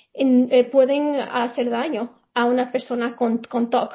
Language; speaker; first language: Spanish; early bilingual, heritage; Spanish